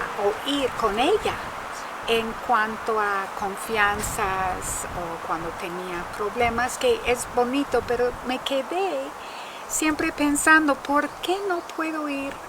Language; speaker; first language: Spanish; non-native, fluent; English